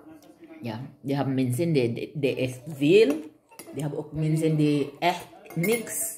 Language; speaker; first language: Dutch; non-native, learner; Filipino